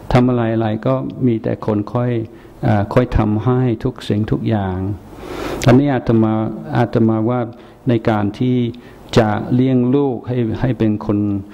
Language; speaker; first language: Thai; non-native, fluent; English